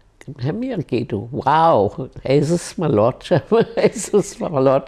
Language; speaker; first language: Hebrew; non-native, fluent; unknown